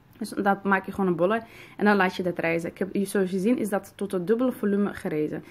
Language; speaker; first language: Dutch; early bilingual, other home language; Arabic